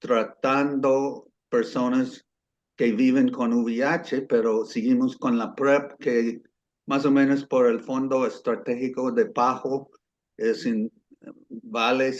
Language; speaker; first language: Spanish; non-native, fluent; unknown